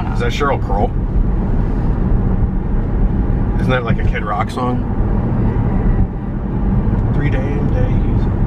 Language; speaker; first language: English; native; English